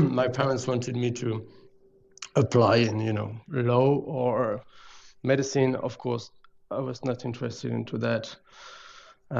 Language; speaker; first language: English; non-native, fluent; French